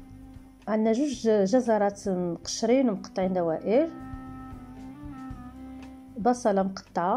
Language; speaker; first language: Arabic; native; Arabic